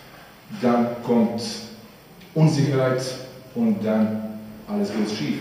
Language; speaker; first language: German; non-native, fluent; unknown